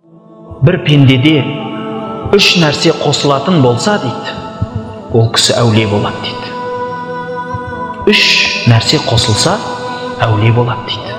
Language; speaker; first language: Kazakh; native; Kazakh